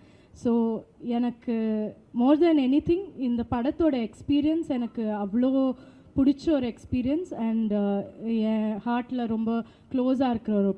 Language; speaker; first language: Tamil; non-native, local second language; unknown